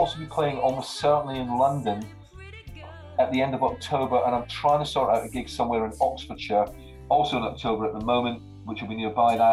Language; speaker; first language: English; native; English